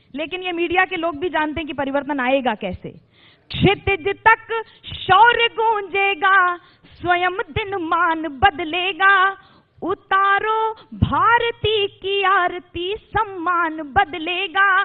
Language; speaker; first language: Hindi; native; Hindi